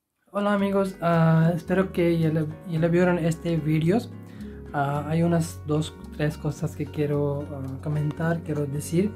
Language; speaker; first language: Spanish; non-native, learner; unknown